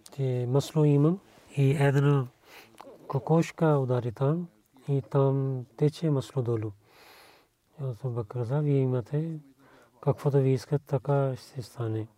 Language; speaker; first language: Bulgarian; non-native, learner; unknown